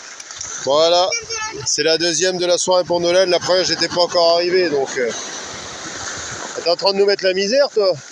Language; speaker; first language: French; native; French